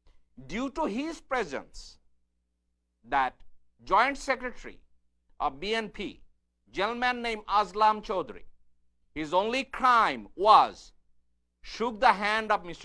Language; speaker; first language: English; non-native, fluent; Bangla